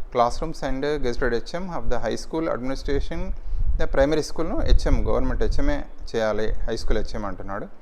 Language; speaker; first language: English; non-native, local second language; Telugu